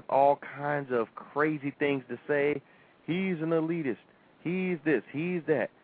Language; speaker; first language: English; native; English